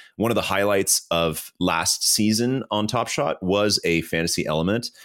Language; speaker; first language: English; native; English